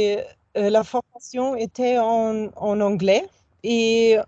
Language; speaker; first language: French; non-native, fluent; German